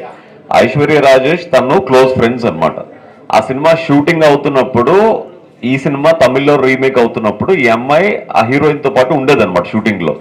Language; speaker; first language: Telugu; native; Telugu